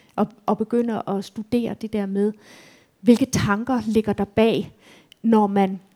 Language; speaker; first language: Danish; native; Danish